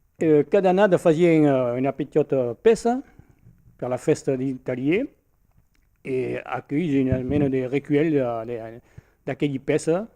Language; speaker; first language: Occitan; native; Occitan